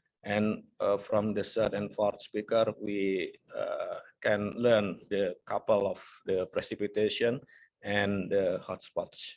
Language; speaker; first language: English; non-native, fluent; Indonesian